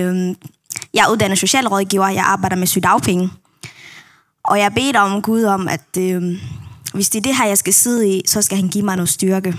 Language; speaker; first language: Danish; non-native, local second language; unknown